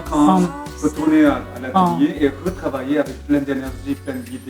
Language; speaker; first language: French; non-native, learner; Korean